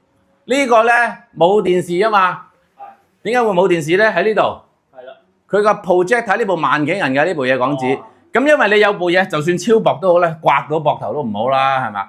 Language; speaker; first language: Cantonese; native; Cantonese